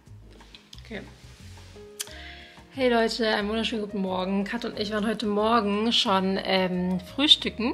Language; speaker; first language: German; native; German